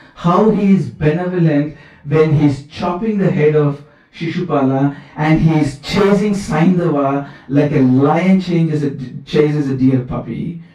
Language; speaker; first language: English; non-native, local second language; Kannada